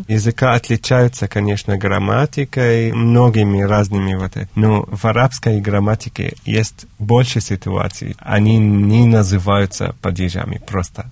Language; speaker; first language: Russian; non-native, fluent; Arabic